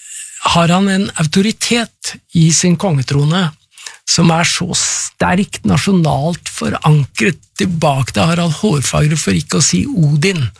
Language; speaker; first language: Norwegian; native; Norwegian